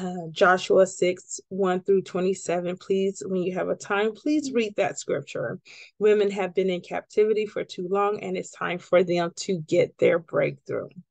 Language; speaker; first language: English; native; English